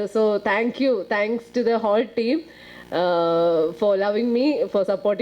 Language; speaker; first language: Tamil; non-native, fluent; Malayalam